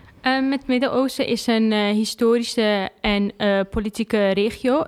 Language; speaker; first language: Dutch; non-native, fluent; Arabic